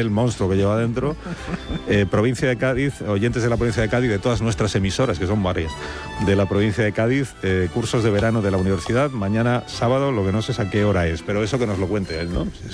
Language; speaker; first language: Spanish; native; Spanish